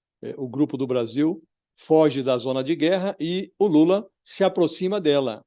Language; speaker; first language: Portuguese; native; Portuguese